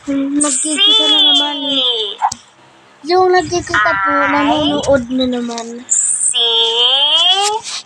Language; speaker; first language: Filipino; non-native, local second language; Waray